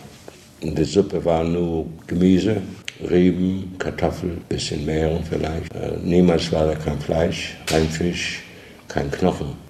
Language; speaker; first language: German; non-native, learner; Polish